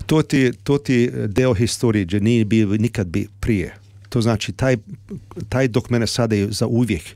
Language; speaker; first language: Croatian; early bilingual, heritage; Serbian